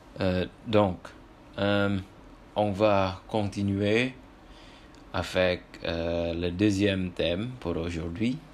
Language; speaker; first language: French; non-native, learner; Indonesian